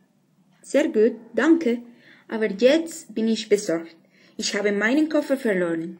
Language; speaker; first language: German; non-native, learner; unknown